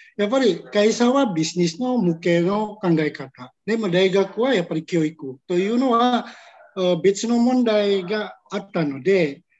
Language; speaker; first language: Japanese; non-native, fluent; Indonesian